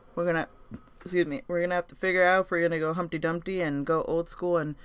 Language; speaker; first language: English; native; English